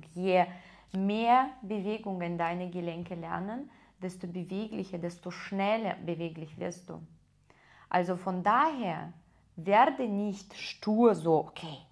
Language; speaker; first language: German; non-native, fluent; Russian